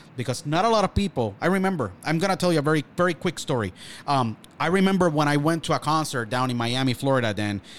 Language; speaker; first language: Spanish; native; Spanish